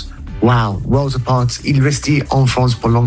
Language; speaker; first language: French; non-native, learner; English